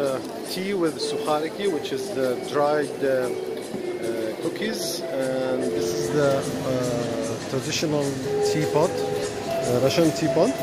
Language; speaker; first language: English; non-native, fluent; Arabic